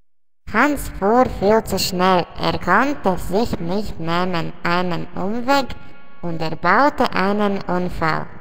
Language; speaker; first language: German; non-native, learner; Latvian